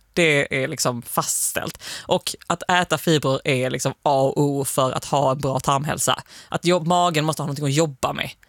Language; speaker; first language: Swedish; native; Swedish